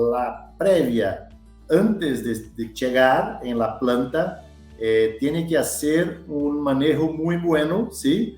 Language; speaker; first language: Spanish; non-native, learner; Portuguese